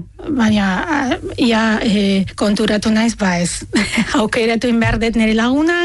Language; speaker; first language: Basque; non-native, fluent; Arabic